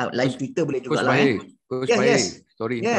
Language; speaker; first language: Malay; native; Malay